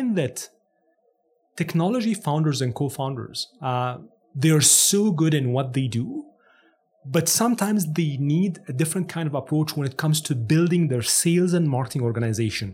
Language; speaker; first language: English; non-native, fluent; Arabic